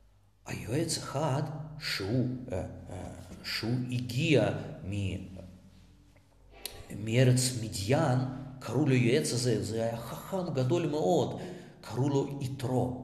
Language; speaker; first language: Hebrew; non-native, fluent; Russian